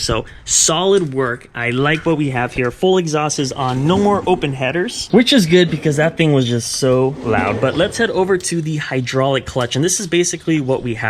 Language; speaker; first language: English; native; English